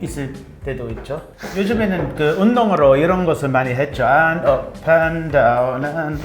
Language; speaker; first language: Korean; non-native, fluent; English